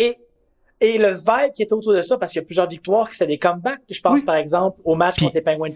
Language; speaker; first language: French; native; French